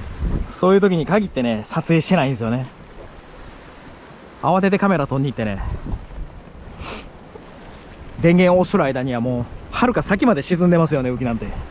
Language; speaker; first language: Japanese; native; Japanese